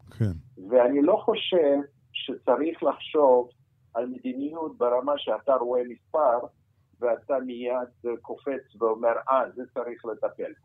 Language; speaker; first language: Hebrew; non-native, fluent; Russian